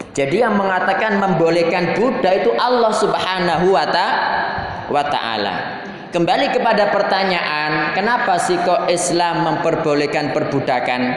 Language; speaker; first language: Indonesian; non-native, local second language; Javanese